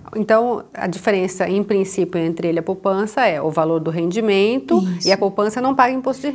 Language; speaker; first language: Portuguese; native; Portuguese